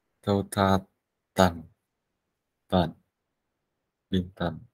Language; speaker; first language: Chinese; non-native, learner; Vietnamese